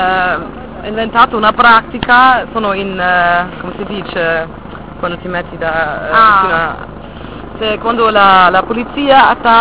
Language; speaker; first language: Italian; non-native, fluent; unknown